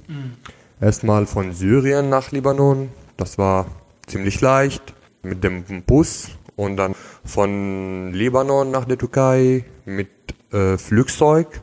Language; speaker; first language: German; non-native, local second language; Arabic